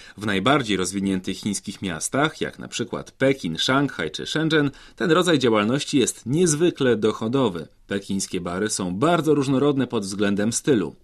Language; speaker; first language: Polish; native; Polish